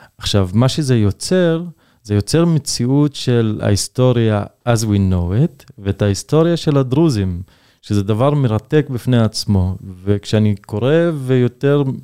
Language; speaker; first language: Hebrew; non-native, local second language; Arabic